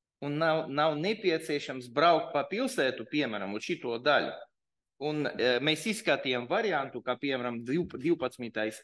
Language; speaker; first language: Latvian; non-native, local second language; Russian